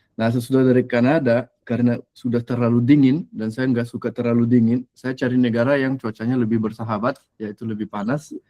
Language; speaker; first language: Indonesian; non-native, fluent; French